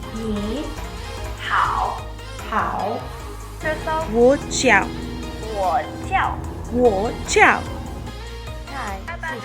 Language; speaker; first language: Chinese; non-native, learner; English